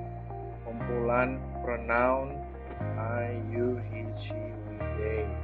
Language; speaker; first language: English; non-native, fluent; Indonesian